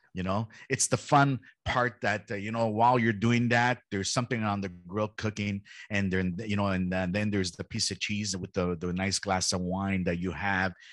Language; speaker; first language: English; early bilingual, heritage; Italian